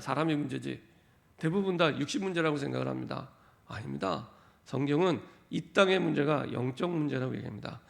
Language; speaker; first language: Korean; native; Korean